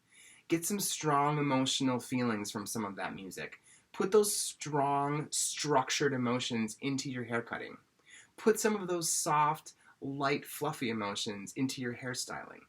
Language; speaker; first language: English; native; English